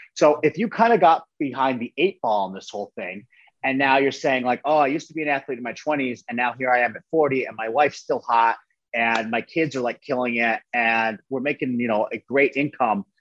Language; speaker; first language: English; native; English